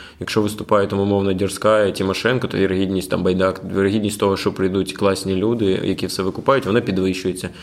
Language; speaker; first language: Ukrainian; non-native, local second language; Russian